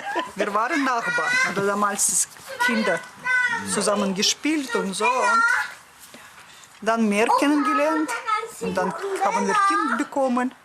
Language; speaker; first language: German; non-native, learner; Russian